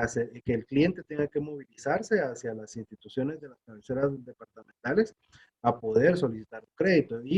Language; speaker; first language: Spanish; native; Spanish